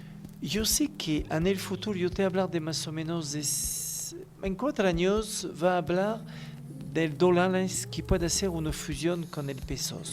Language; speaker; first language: Spanish; non-native, learner; French